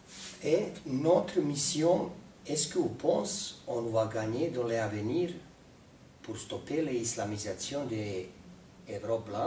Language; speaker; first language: French; non-native, fluent; Serbian